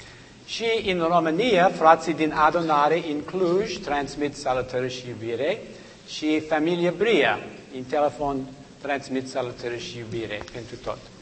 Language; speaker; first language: Romanian; non-native, learner; English